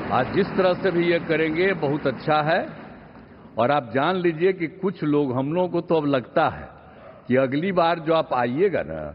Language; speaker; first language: Hindi; native; Hindi